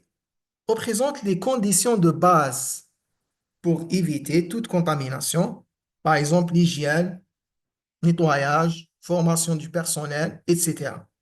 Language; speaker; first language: French; non-native, local second language; Arabic